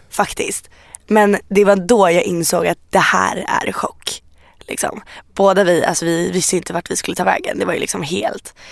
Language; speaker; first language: Swedish; early bilingual, other home language; Persian